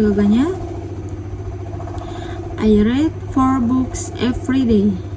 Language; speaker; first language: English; non-native, learner; Indonesian